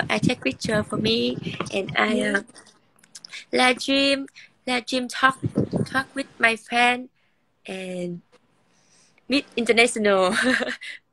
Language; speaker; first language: English; non-native, learner; Vietnamese